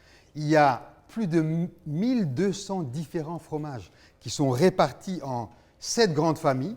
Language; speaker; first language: French; native; French